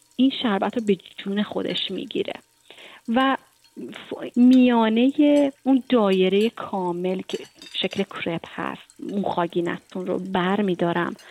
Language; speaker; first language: Persian; native; Persian